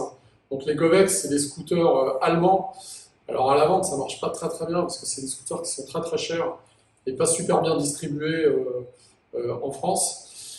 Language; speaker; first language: French; native; French